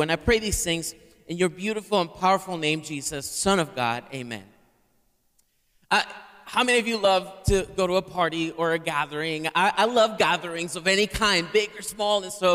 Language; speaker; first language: English; non-native, fluent; Spanish